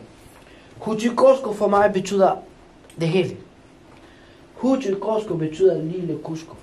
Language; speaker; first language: Danish; non-native, fluent; Spanish